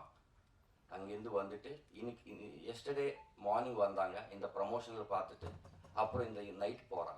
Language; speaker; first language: Tamil; non-native, learner; Telugu